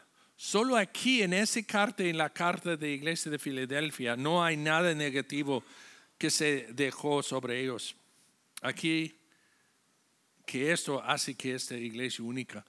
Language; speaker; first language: Spanish; non-native, fluent; English